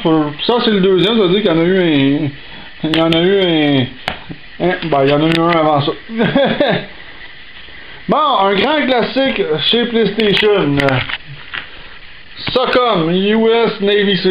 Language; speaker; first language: French; native; French